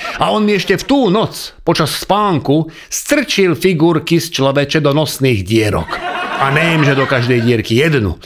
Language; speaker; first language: Slovak; non-native, local second language; Hungarian